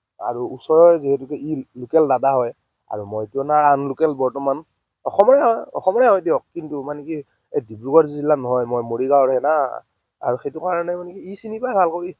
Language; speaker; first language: Assamese; native; Assamese